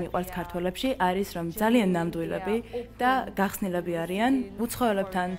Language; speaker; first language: Georgian; non-native, fluent; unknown